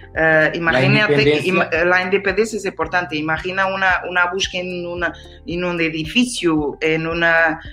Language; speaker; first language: Spanish; non-native, learner; Portuguese